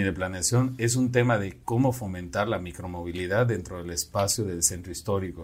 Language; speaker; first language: Spanish; native; Spanish